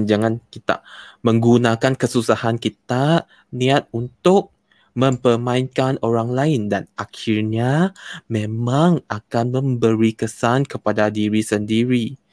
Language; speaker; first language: Malay; non-native, local second language; Chinese